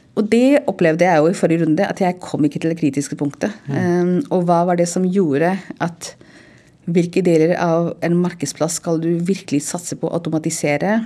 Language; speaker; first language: Norwegian; non-native, fluent; Hindi